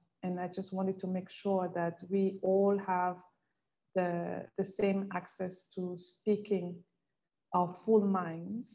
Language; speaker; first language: English; non-native, local second language; French